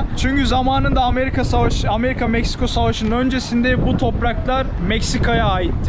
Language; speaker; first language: Turkish; native; Turkish